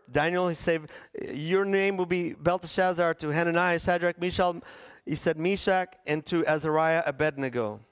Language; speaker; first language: English; early bilingual, other home language; Spanish